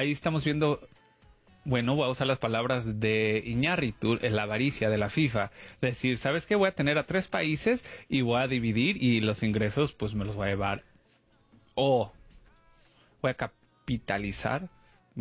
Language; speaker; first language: Spanish; early bilingual, heritage; Spanish